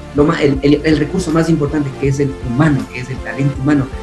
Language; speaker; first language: Spanish; non-native, local second language; Quechua